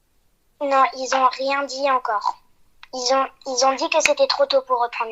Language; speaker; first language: French; early bilingual, heritage; French